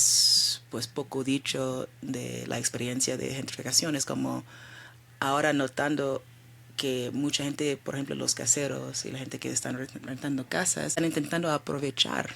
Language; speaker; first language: Spanish; early bilingual, heritage; Spanish